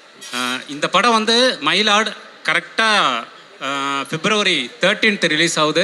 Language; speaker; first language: Tamil; native; Tamil